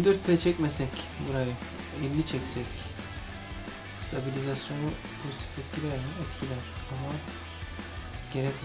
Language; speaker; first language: Turkish; native; Turkish